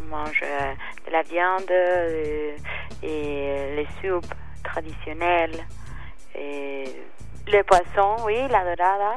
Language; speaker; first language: French; non-native, learner; Spanish